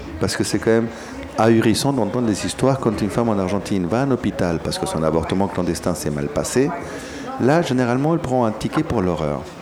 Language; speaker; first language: French; early bilingual, other home language; Spanish